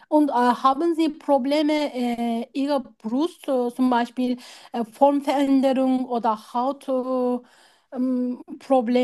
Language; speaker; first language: German; non-native, learner; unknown